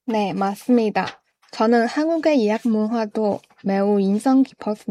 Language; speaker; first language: Korean; non-native, learner; Chinese